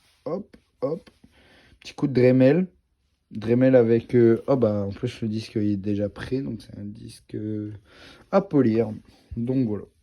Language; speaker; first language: French; native; French